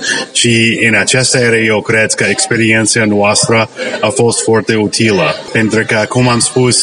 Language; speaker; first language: Romanian; non-native, learner; English